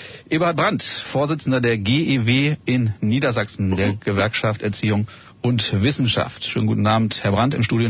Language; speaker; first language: German; native; German